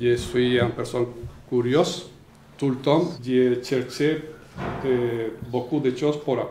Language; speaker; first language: French; non-native, learner; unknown